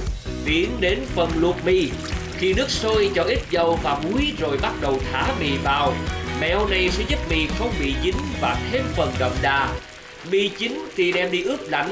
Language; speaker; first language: Vietnamese; native; Vietnamese